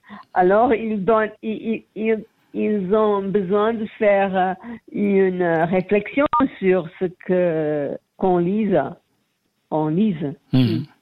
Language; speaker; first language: French; non-native, learner; Portuguese